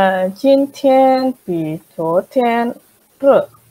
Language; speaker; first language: Chinese; non-native, learner; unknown